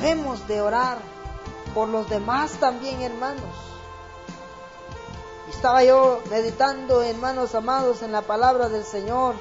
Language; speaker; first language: Spanish; native; Spanish